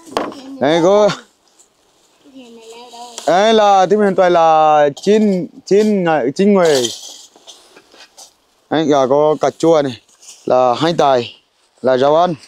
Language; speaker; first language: Vietnamese; non-native, learner; Portuguese